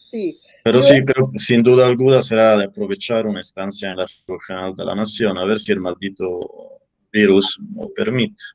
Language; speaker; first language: Spanish; native; Spanish